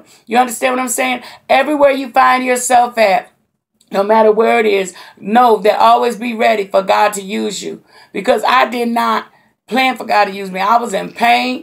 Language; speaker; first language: English; native; English